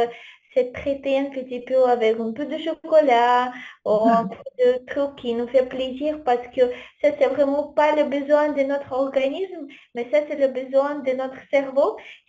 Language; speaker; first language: French; non-native, fluent; Ukrainian